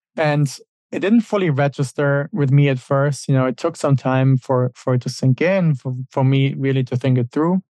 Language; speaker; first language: English; non-native, fluent; German